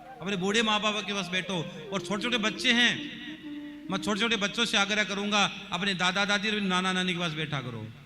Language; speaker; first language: Hindi; native; Hindi